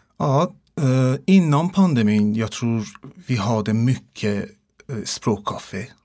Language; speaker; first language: Swedish; non-native, learner; Persian